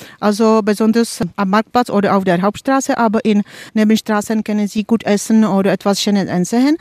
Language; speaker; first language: German; non-native, fluent; Czech